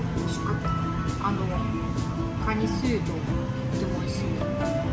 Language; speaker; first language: Japanese; non-native, learner; German